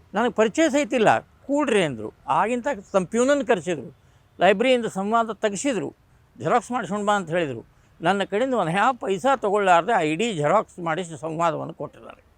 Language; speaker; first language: Kannada; non-native, local second language; Marathi